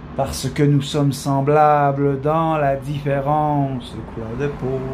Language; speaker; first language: French; native; French